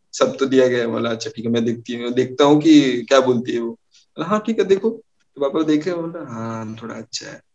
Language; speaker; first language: Hindi; non-native, local second language; Odia